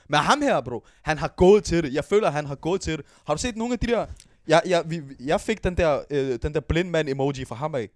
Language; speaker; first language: Danish; early bilingual, other home language; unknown